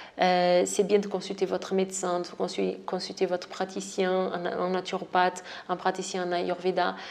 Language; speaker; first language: French; non-native, fluent; Portuguese